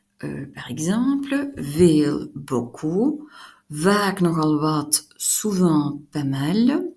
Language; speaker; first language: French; non-native, fluent; Dutch